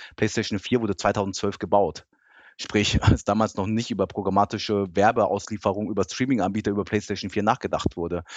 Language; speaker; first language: German; early bilingual, other home language; Japanese